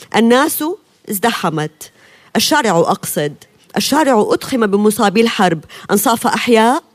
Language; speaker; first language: Arabic; native; Arabic